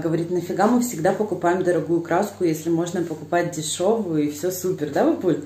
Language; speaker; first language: Russian; native; Russian